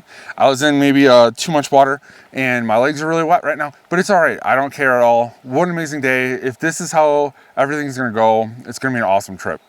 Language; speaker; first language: English; native; English